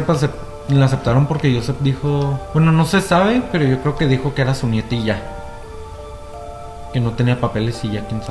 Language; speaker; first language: Spanish; native; Spanish